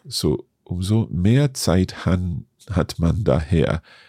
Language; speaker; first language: German; non-native, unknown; English